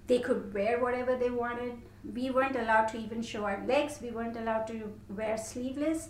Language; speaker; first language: English; non-native, local second language; Hindi